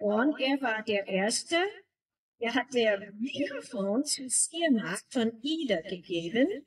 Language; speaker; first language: German; non-native, learner; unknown